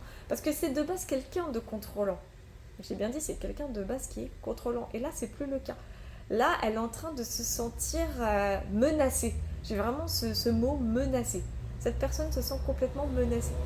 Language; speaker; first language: French; native; French